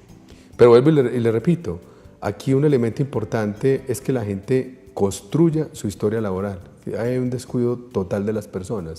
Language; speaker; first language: Spanish; native; Spanish